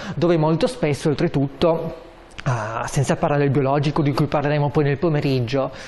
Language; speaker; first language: Italian; native; Italian